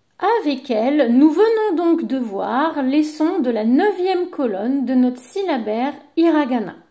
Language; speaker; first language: French; native; French